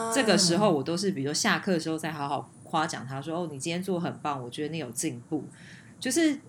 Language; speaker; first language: Chinese; native; Chinese